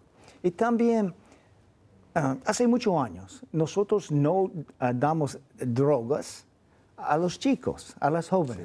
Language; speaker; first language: Spanish; non-native, fluent; English